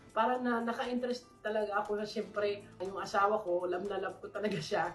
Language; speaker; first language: Filipino; non-native, fluent; Dutch